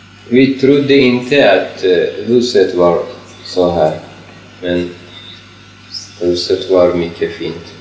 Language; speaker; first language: Swedish; non-native, learner; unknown